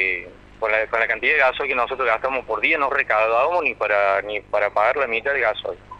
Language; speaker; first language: Spanish; native; Spanish